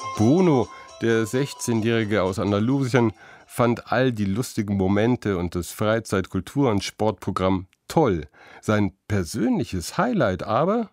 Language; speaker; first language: German; native; German